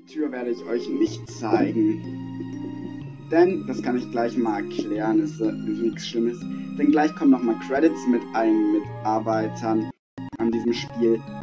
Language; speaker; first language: German; native; German